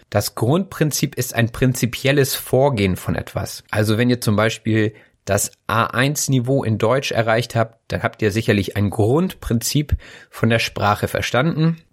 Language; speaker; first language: German; native; German